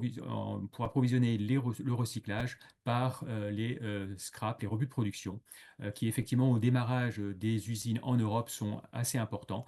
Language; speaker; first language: French; native; French